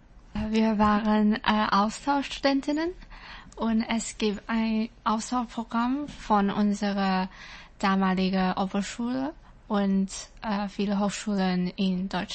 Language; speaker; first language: German; non-native, learner; Chinese